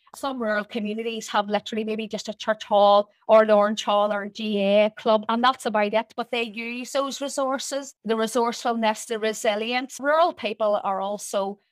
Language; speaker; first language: English; native; English